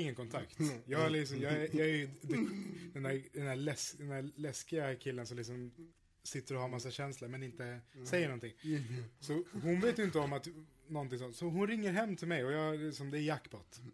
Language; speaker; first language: Swedish; native; Swedish